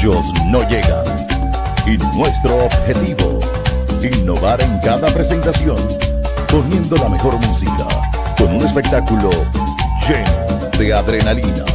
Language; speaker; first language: Spanish; native; Spanish